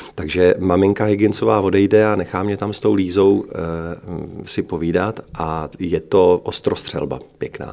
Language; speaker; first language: Czech; native; Czech